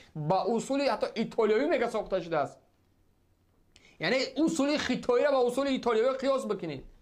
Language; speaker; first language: Persian; native; Persian